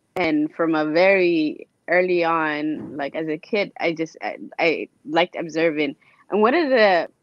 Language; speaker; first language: English; native; English